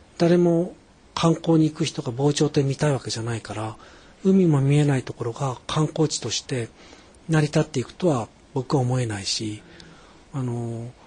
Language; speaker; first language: Japanese; native; Japanese